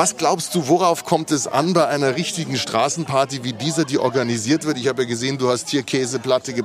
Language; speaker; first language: German; native; German